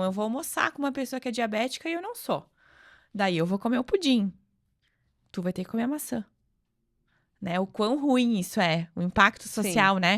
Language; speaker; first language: Portuguese; native; Portuguese